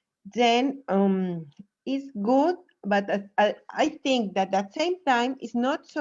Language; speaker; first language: English; non-native, fluent; Spanish